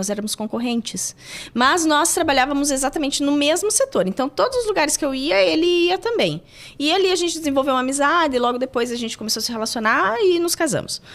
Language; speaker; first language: Portuguese; native; Portuguese